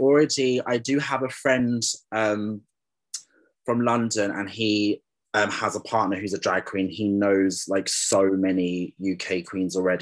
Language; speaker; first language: English; native; English